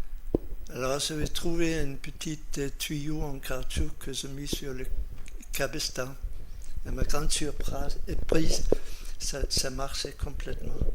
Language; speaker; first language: French; non-native, fluent; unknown